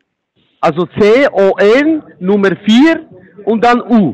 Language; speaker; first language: German; non-native, fluent; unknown